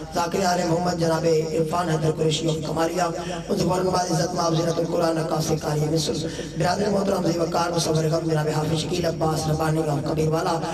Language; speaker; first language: Urdu; non-native, local second language; Punjabi